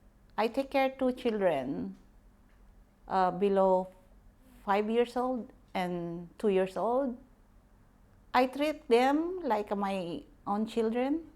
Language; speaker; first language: English; non-native, local second language; Filipino